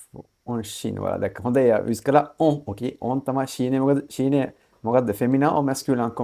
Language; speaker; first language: French; non-native, fluent; Sinhala